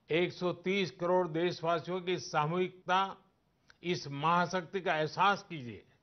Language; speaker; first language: Hindi; non-native, local second language; Gujarati